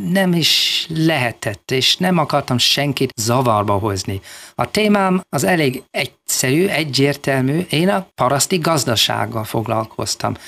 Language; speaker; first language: Hungarian; non-native, fluent; English